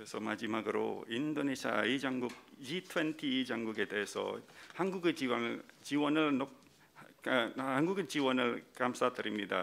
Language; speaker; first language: Korean; non-native, fluent; Indonesian